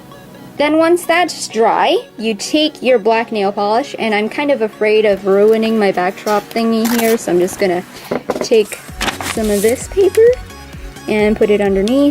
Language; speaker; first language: English; native; English